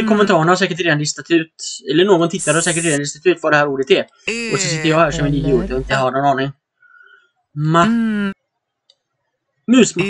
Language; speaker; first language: Swedish; native; Swedish